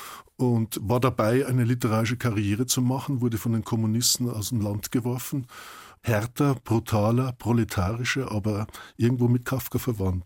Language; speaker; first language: German; native; German